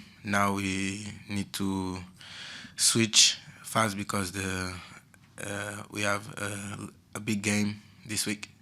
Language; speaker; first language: English; non-native, fluent; Portuguese